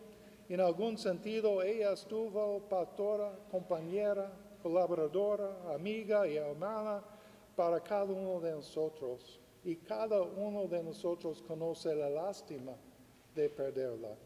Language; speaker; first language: Spanish; non-native, fluent; English